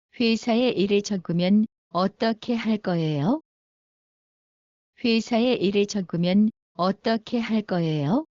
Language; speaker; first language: Korean; non-native, learner; Bangla